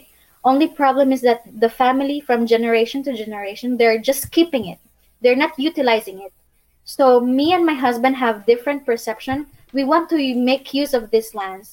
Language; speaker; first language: English; non-native, local second language; Cebuano